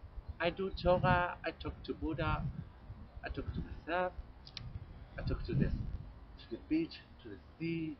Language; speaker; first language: English; non-native, learner; Spanish